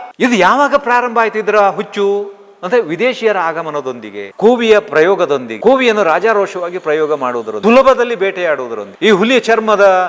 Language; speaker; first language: Kannada; non-native, local second language; Tulu